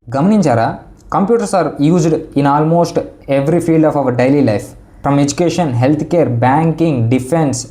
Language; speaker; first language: English; non-native, local second language; Telugu